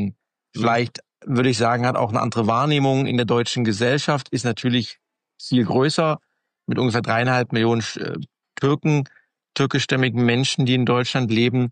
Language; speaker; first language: German; native; German